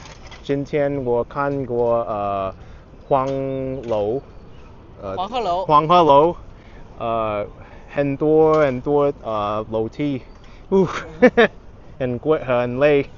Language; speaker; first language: Chinese; non-native, learner; English